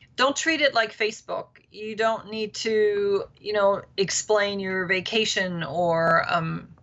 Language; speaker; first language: English; non-native, fluent; German